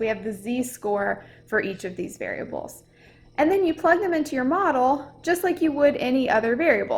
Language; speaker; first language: English; native; English